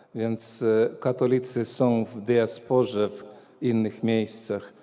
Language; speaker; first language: Polish; non-native, fluent; Latvian